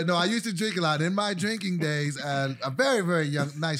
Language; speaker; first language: English; native; English